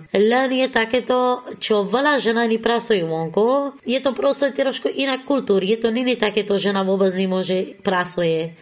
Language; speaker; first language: Slovak; non-native, learner; Persian